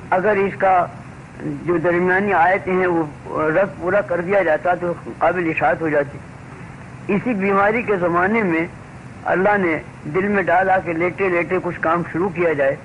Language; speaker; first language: Urdu; native; Urdu